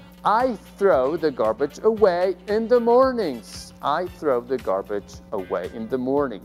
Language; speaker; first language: English; non-native, fluent; Spanish